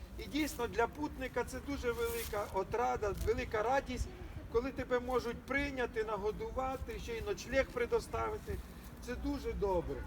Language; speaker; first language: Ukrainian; non-native, local second language; Russian